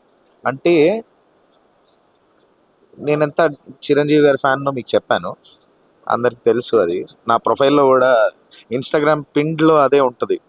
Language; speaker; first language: Telugu; native; Telugu